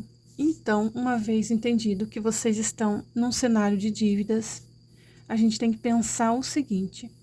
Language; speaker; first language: Portuguese; native; Portuguese